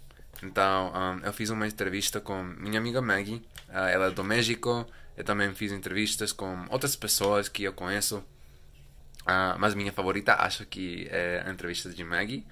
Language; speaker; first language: Portuguese; non-native, learner; Spanish